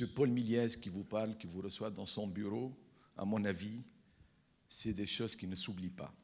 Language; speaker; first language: French; non-native, local second language; Arabic